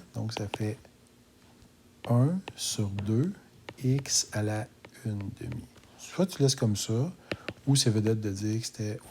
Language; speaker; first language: French; native; French